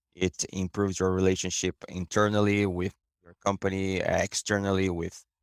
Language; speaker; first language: English; non-native, fluent; Portuguese